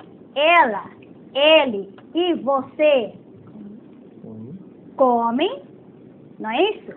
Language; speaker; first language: Portuguese; non-native, fluent; Spanish